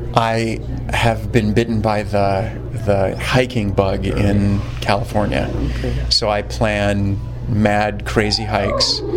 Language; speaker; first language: English; native; English